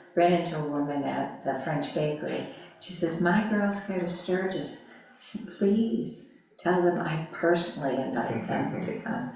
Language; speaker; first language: English; native; English